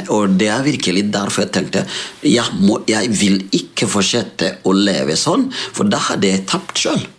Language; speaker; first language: Norwegian; non-native, fluent; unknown